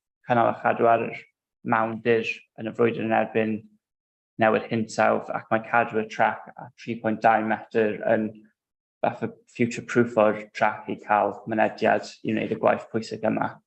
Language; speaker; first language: Welsh; non-native, local second language; English